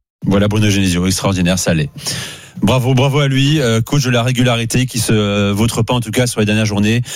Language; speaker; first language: French; native; French